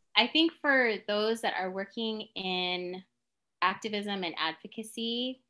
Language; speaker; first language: English; native; English